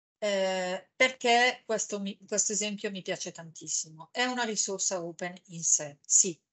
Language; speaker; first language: Italian; native; Italian